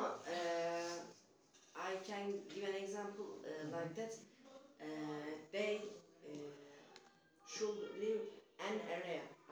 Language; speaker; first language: English; non-native, learner; Turkish